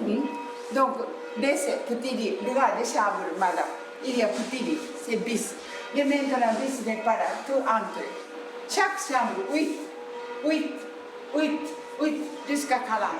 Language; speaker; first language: French; non-native, learner; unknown